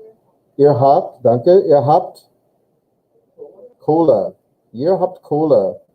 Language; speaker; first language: German; non-native, fluent; English